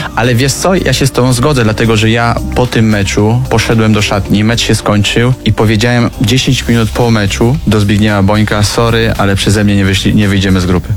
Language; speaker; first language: Polish; non-native, fluent; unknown